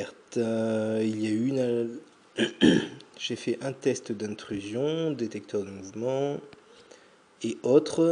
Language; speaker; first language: French; native; French